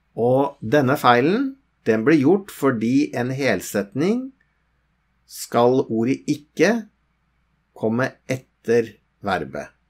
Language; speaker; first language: Norwegian; native; Norwegian